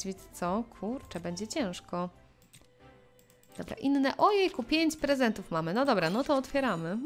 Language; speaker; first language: Polish; native; Polish